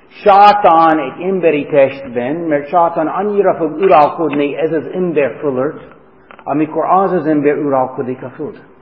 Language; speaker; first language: Hungarian; non-native, fluent; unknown